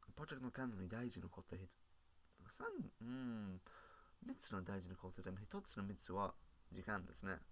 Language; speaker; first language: Japanese; non-native, learner; English